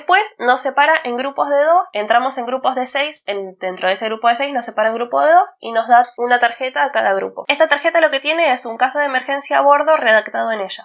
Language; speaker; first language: Spanish; native; Spanish